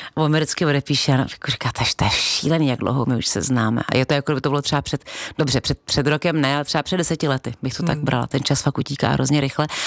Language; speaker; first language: Czech; native; Czech